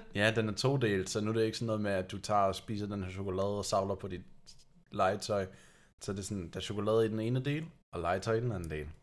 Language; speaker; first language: Danish; non-native, fluent; German